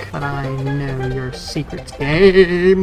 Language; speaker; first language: English; native; English